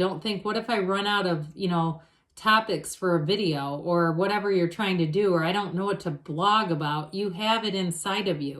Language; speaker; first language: English; native; English